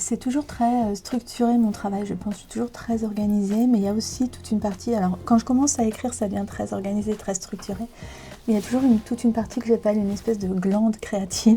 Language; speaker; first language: French; native; French